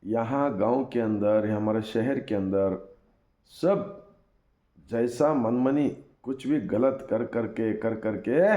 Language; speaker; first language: Hindi; non-native, local second language; Kannada